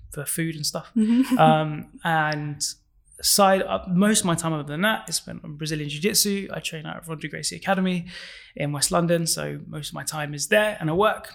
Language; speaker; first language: English; native; English